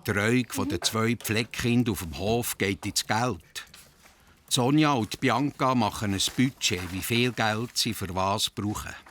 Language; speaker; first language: German; native; German